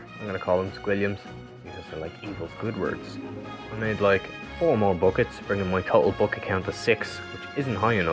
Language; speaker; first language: English; native; English